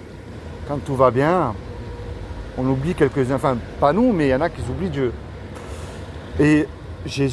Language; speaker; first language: French; native; French